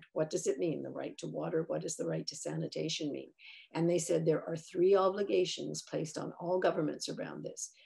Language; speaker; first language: English; native; English